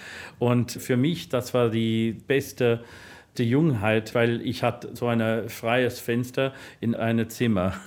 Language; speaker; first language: German; non-native, fluent; English